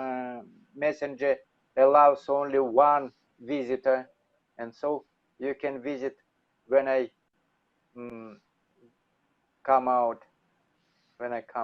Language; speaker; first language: English; non-native, learner; Russian